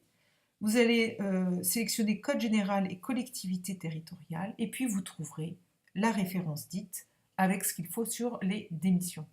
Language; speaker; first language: French; native; French